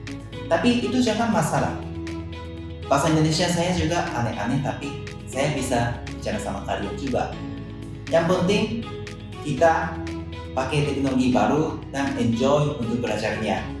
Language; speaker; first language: Indonesian; non-native, fluent; Japanese